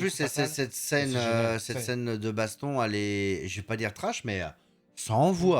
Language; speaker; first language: French; native; French